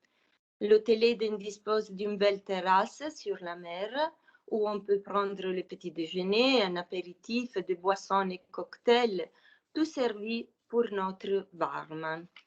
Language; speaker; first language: French; non-native, fluent; Italian